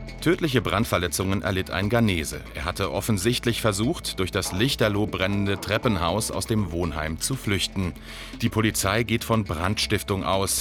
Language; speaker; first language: German; native; German